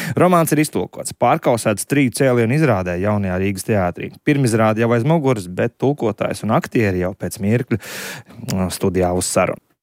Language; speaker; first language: Latvian; native; Latvian